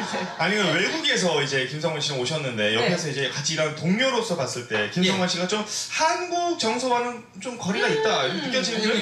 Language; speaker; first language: Korean; native; Korean